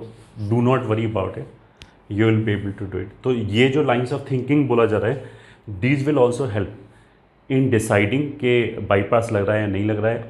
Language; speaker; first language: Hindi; native; Hindi